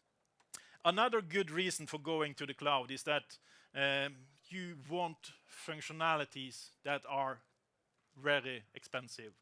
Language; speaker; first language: English; non-native, fluent; Norwegian